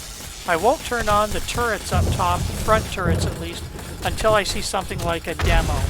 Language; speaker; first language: English; native; English